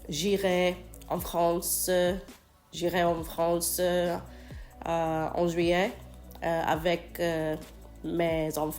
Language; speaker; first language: French; non-native, learner; English